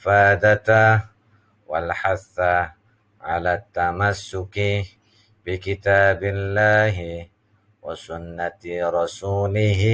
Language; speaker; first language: Arabic; non-native, fluent; Indonesian